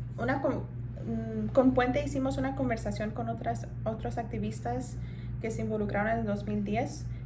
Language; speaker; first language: Spanish; early bilingual, heritage; Spanish